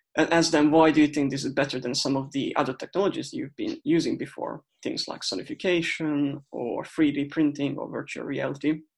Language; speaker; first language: English; non-native, fluent; Hungarian